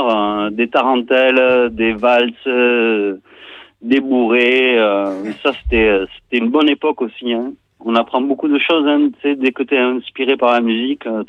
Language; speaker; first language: French; non-native, local second language; English